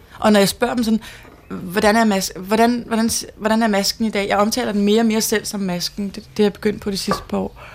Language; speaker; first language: Danish; native; Danish